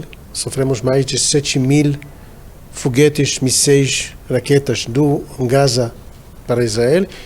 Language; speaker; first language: Portuguese; non-native, fluent; Hebrew